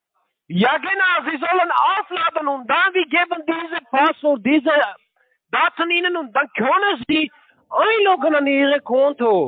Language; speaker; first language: German; non-native, learner; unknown